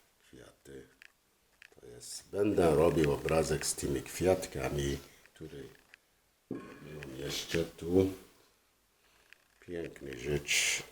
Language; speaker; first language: Polish; non-native, learner; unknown